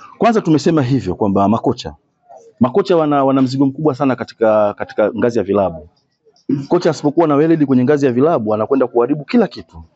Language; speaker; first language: Swahili; native; Swahili